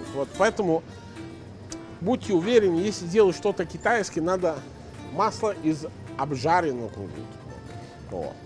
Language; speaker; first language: Russian; non-native, fluent; Italian